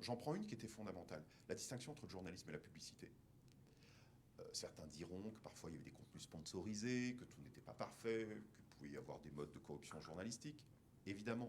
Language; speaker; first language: French; native; French